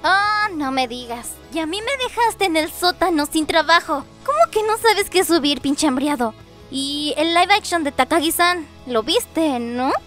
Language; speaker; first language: Spanish; native; Spanish